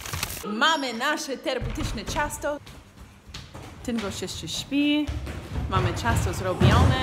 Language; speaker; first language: Polish; non-native, learner; English